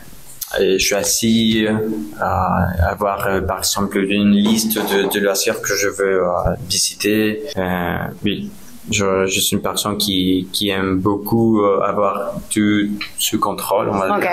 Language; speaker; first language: French; non-native, learner; Spanish